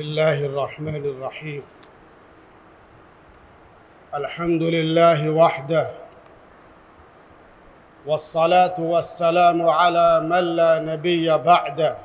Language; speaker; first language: Arabic; non-native, fluent; Urdu